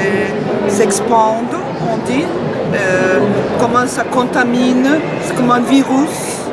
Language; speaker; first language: French; non-native, fluent; Spanish